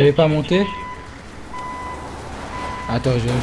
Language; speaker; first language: French; native; French